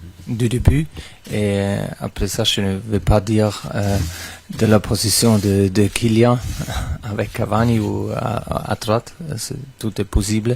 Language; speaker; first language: French; non-native, fluent; German